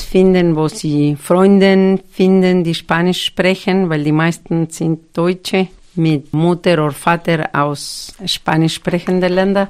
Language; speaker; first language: German; non-native, fluent; Spanish